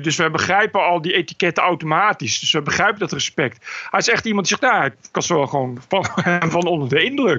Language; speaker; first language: Dutch; native; Dutch